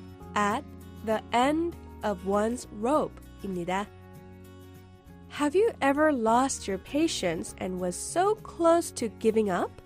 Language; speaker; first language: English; non-native, fluent; Korean